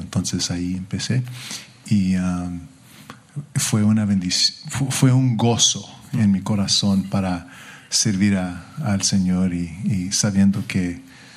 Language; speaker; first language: Spanish; early bilingual, heritage; English